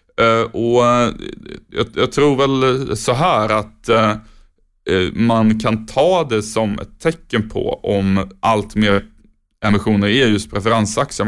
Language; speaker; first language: Swedish; native; Swedish